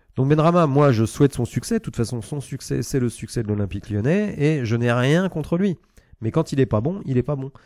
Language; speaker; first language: French; native; French